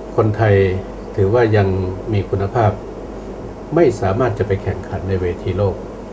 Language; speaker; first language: Thai; non-native, local second language; Northeastern Thai